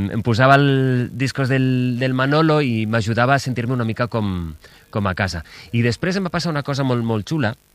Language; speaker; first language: Catalan; native; Catalan